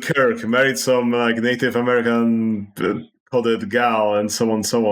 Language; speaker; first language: English; non-native, fluent; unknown